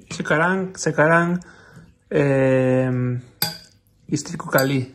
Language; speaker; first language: Indonesian; non-native, learner; Spanish